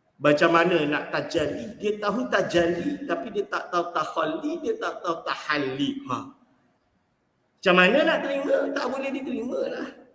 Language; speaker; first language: Malay; native; Malay